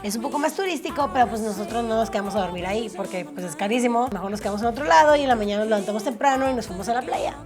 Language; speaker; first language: Spanish; native; Spanish